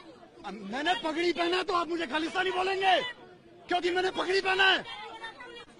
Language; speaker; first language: Hindi; non-native, local second language; Punjabi